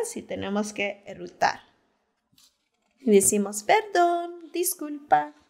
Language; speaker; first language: Spanish; early bilingual, heritage; Spanish